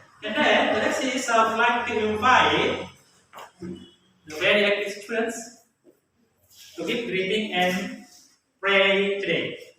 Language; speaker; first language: English; non-native, learner; Indonesian